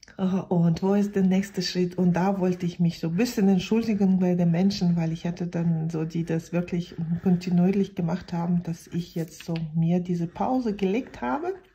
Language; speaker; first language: German; non-native, fluent; Russian